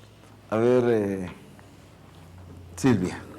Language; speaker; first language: Spanish; native; Spanish